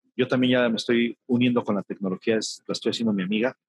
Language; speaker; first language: Spanish; native; Spanish